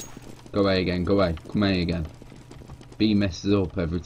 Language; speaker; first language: English; native; English